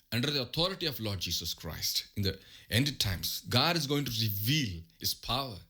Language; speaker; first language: English; non-native, local second language; Tamil